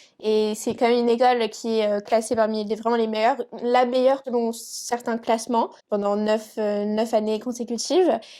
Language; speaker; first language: French; native; French